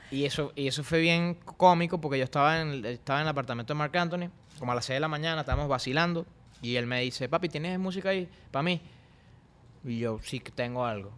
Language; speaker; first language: Spanish; native; Spanish